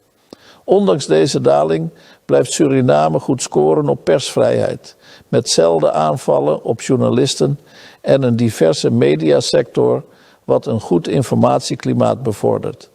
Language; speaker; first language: Dutch; native; Dutch